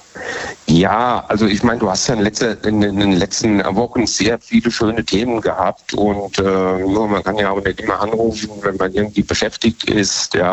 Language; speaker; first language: German; native; German